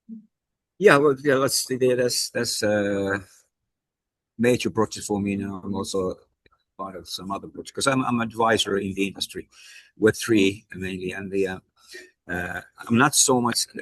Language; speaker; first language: English; non-native, fluent; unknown